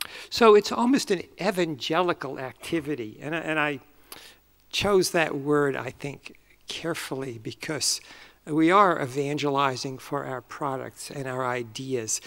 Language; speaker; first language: English; native; English